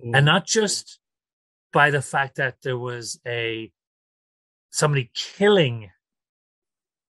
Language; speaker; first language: English; native; English